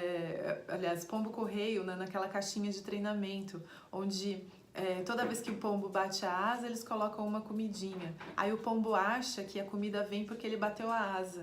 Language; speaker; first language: Portuguese; native; Portuguese